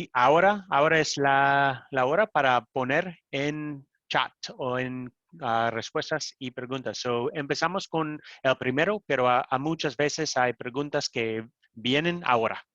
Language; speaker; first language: Spanish; non-native, learner; English